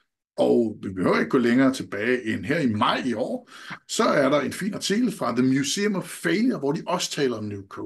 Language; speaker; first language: Danish; native; Danish